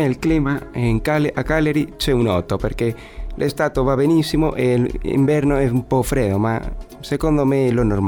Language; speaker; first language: Italian; non-native, learner; Spanish